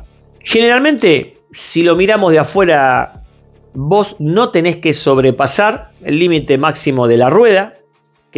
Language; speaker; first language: Spanish; native; Spanish